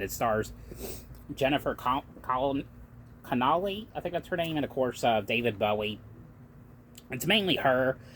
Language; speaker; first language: English; native; English